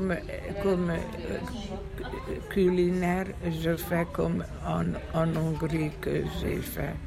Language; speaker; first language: French; non-native, fluent; Hungarian